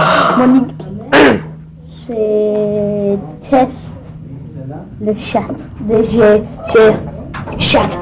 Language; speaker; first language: French; non-native, learner; English